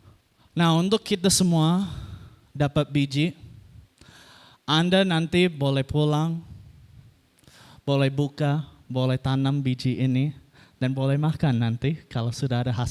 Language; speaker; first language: Indonesian; non-native, fluent; English